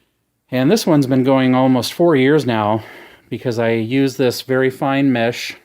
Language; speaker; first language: English; native; English